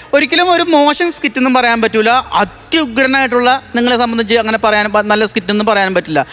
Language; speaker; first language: Malayalam; native; Malayalam